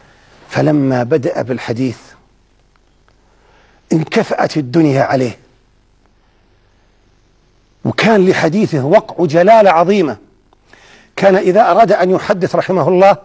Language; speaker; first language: Arabic; native; Arabic